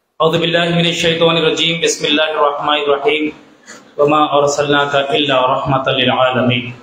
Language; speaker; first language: Urdu; native; Urdu